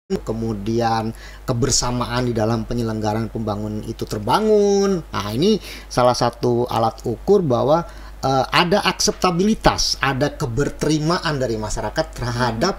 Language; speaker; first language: Indonesian; native; Indonesian